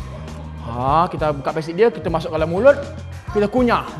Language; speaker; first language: Malay; native; Malay